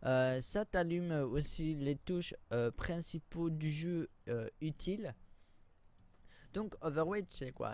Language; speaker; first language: French; native; French